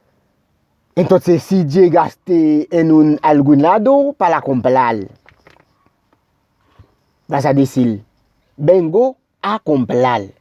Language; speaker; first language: Spanish; non-native, learner; Haitian Creole